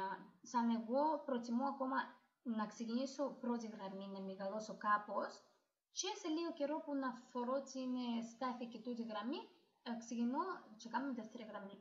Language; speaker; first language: Greek; non-native, learner; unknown